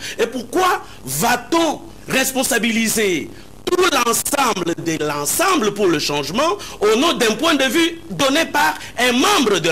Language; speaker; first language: French; non-native, local second language; Lingala